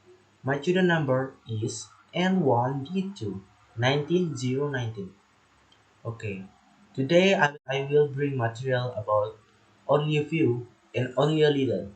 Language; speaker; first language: English; non-native, learner; Indonesian